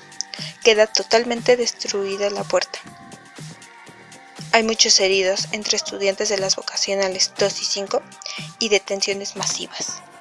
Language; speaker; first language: Spanish; native; Spanish